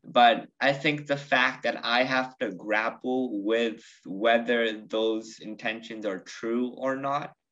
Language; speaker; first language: English; early bilingual, other home language; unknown